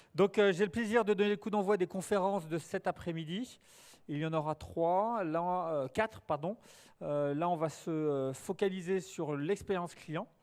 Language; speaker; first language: French; native; French